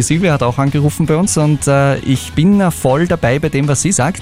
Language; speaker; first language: German; native; German